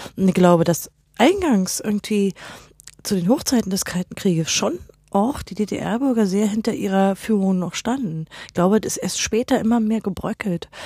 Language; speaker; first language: German; native; German